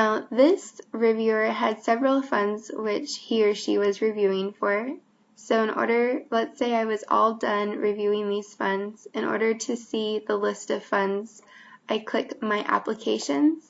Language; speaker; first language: English; native; English